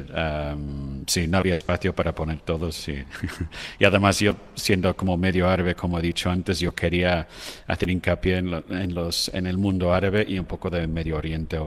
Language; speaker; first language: Spanish; non-native, fluent; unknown